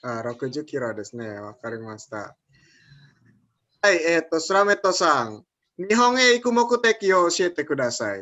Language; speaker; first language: Japanese; non-native, fluent; Indonesian